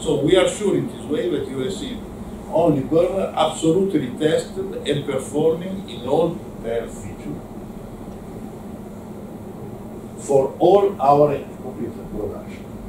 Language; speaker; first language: English; non-native, learner; Italian